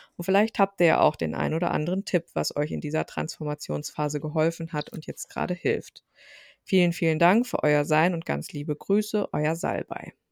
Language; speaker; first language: German; early bilingual, other home language; Turkish